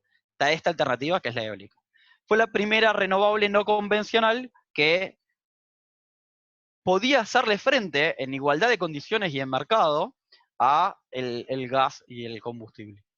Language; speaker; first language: Spanish; native; Spanish